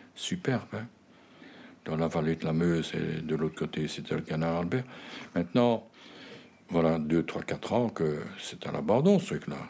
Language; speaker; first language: French; native; French